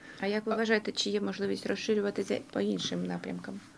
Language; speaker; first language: Ukrainian; native; Ukrainian